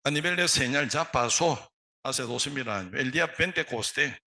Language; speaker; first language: Spanish; non-native, learner; Korean